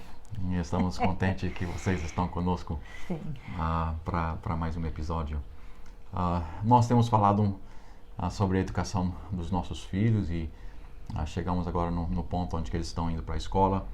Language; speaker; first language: Portuguese; non-native, fluent; English